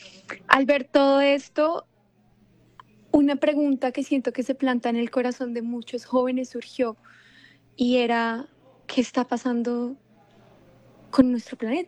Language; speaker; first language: Spanish; native; Spanish